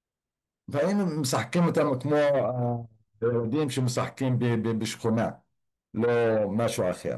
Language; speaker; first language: Hebrew; non-native, local second language; Arabic